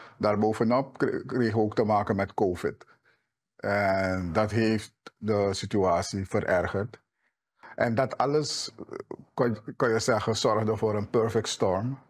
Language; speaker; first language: Dutch; native; Dutch